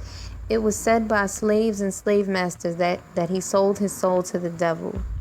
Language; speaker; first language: English; native; English